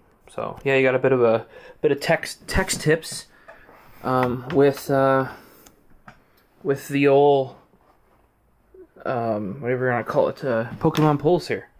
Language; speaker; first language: English; native; English